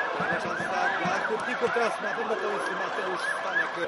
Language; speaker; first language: Polish; native; Polish